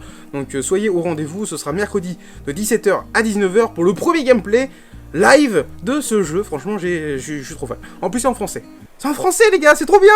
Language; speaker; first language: French; native; French